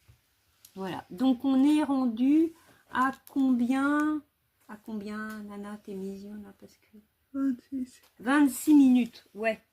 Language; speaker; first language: French; native; French